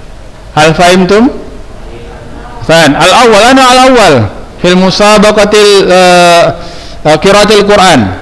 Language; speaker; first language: Arabic; non-native, fluent; Indonesian